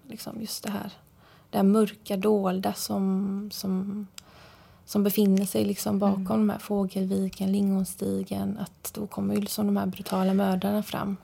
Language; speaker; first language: Swedish; native; Swedish